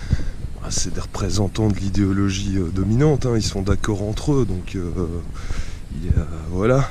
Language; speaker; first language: French; native; French